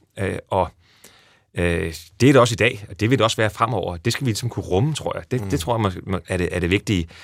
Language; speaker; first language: Danish; native; Danish